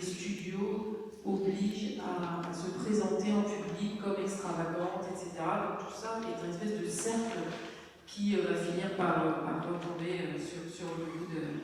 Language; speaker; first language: French; native; French